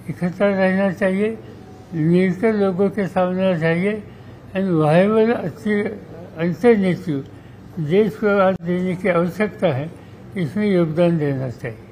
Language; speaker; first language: Hindi; non-native, local second language; Marathi